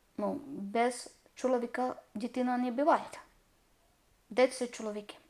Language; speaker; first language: Ukrainian; non-native, learner; Malayalam